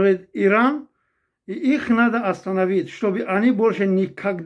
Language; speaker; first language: Russian; non-native, fluent; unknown